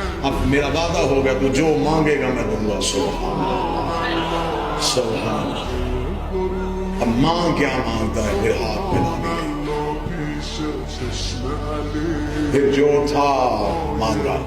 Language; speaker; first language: Urdu; native; Urdu